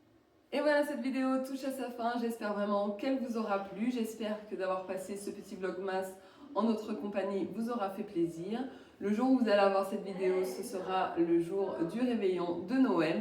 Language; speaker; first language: French; native; French